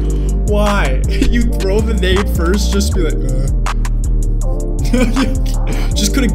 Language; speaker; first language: English; native; English